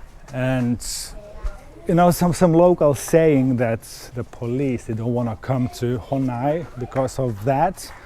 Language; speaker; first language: English; non-native, fluent; Lithuanian